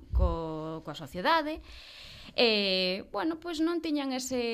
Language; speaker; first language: Galician; non-native, fluent; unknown